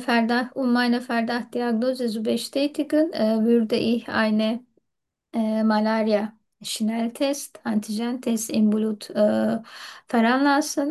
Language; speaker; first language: German; non-native, learner; Turkish